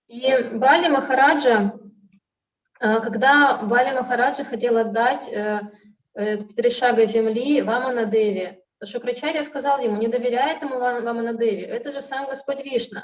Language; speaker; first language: Russian; native; Russian